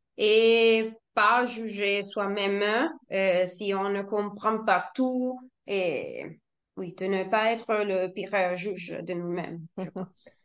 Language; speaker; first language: French; non-native, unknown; Italian